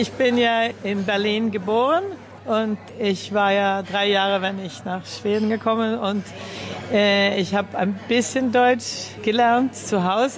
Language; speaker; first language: German; early bilingual, heritage; German